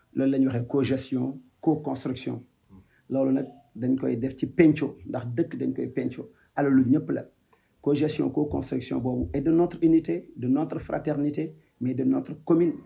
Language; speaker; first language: Wolof; native; Wolof